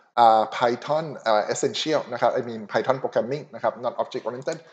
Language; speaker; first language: English; non-native, fluent; Thai